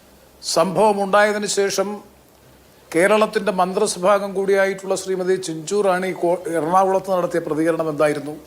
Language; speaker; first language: Malayalam; native; Malayalam